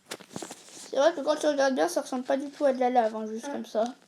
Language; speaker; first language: French; native; French